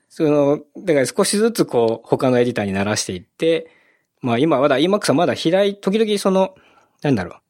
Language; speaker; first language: Japanese; native; Japanese